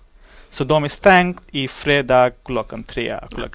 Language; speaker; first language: Swedish; non-native, learner; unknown